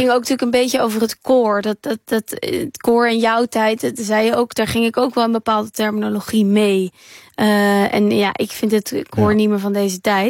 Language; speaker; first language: Dutch; native; Dutch